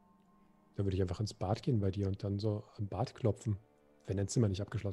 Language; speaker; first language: German; native; German